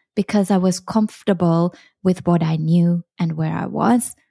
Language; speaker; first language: English; non-native, fluent; German